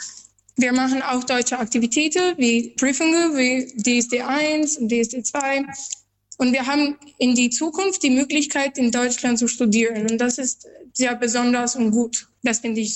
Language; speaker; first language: German; non-native, learner; Albanian